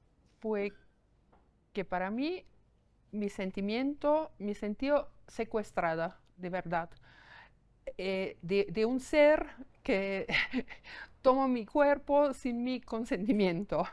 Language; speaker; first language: Spanish; non-native, fluent; German